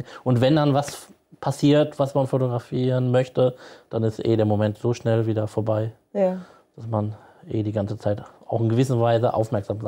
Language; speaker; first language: German; native; German